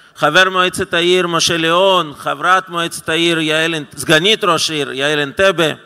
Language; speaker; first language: Hebrew; non-native, fluent; Russian